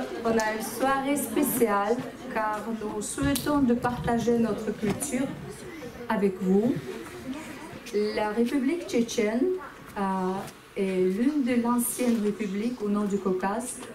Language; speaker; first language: French; non-native, fluent; Chechen